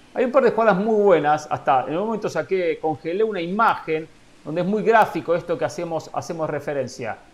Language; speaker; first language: Spanish; native; Spanish